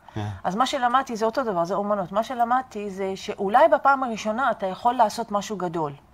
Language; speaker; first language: Hebrew; non-native, fluent; Arabic